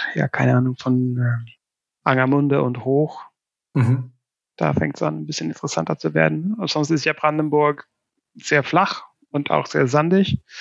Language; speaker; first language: German; non-native, fluent; Swedish